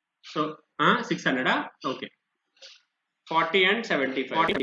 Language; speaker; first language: English; non-native, local second language; Telugu